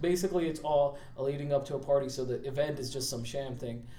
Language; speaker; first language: English; non-native, local second language; Marathi